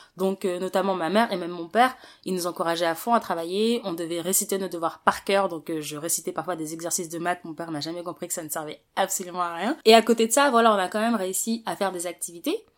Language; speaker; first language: French; early bilingual, other home language; Wolof